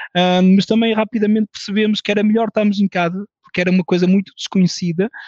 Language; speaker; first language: Portuguese; early bilingual, heritage; French